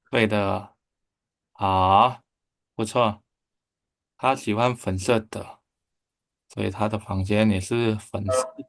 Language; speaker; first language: Chinese; non-native, fluent; Indonesian